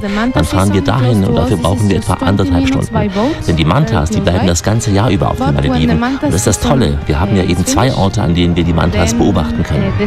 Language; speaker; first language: German; native; German